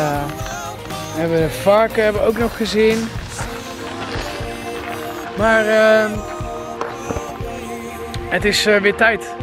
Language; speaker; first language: Dutch; native; Dutch